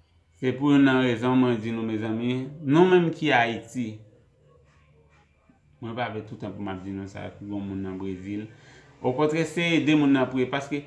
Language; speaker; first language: French; non-native, local second language; Haitian Creole